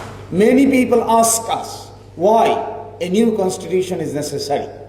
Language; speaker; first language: English; non-native, local second language; Bangla